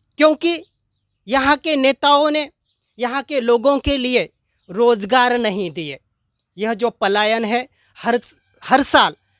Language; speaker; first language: Hindi; non-native, local second language; Marathi